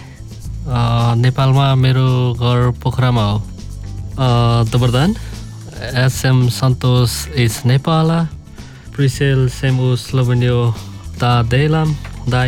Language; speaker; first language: English; non-native, local second language; Nepali